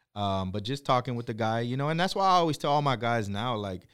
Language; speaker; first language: English; native; English